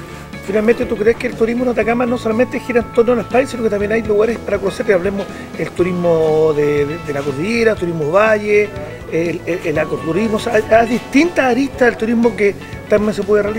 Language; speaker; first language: Spanish; native; Spanish